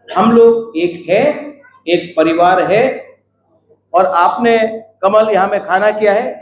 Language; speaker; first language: Hindi; non-native, local second language; Kok Borok